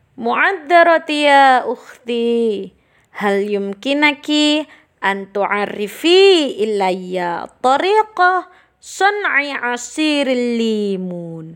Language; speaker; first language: Arabic; non-native, learner; Indonesian